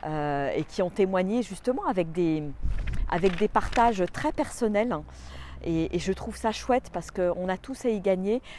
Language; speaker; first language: French; native; French